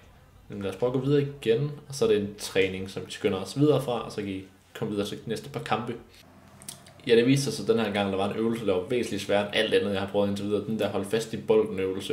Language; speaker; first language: Danish; native; Danish